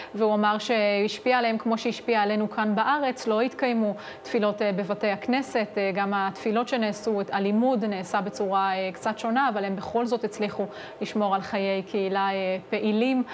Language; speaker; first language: Hebrew; native; Hebrew